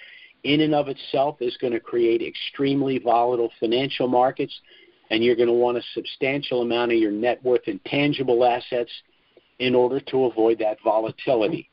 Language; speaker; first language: English; native; English